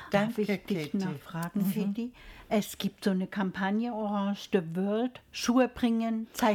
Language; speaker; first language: German; native; German